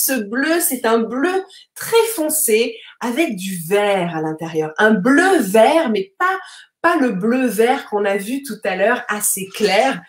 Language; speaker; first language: French; native; French